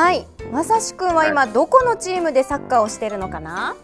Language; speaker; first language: Japanese; native; Japanese